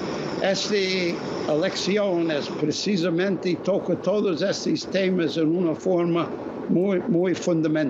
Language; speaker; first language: Spanish; non-native, fluent; English